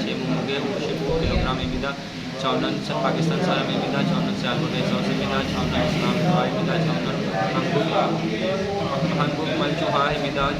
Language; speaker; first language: Korean; non-native, learner; Urdu